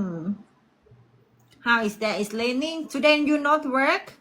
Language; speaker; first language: English; non-native, learner; Thai